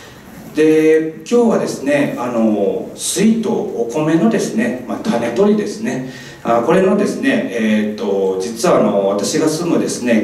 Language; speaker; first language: Japanese; native; Japanese